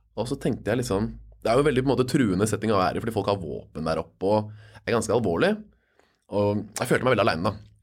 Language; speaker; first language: Norwegian; native; Norwegian